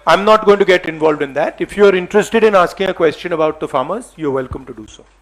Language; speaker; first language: English; non-native, local second language; Hindi